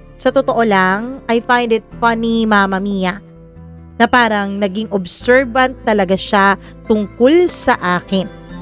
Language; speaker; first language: Filipino; non-native, local second language; Cebuano